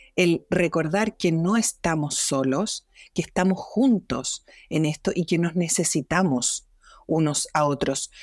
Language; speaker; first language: Spanish; native; Spanish